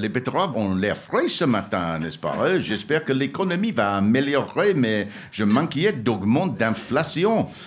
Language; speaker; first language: French; non-native, learner; English